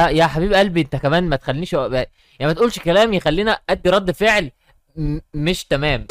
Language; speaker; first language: Arabic; native; Arabic